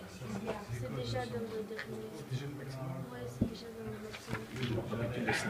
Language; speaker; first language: French; non-native, learner; Portuguese